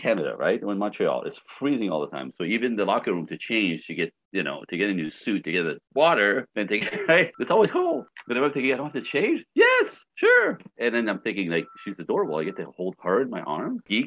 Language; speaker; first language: English; native; English